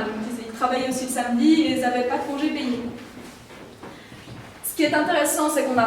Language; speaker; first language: French; native; French